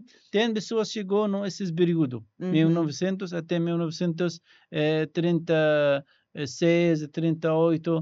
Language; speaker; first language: Portuguese; non-native, learner; Arabic